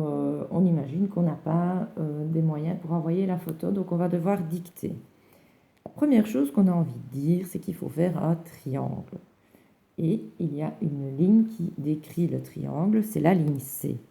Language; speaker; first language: French; native; French